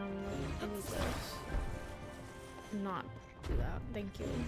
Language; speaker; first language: English; native; English